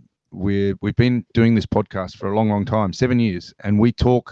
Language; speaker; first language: English; native; English